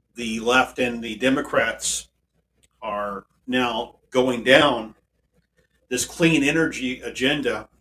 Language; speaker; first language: English; native; English